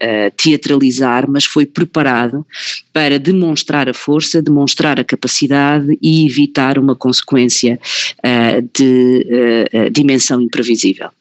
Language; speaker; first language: Portuguese; native; Portuguese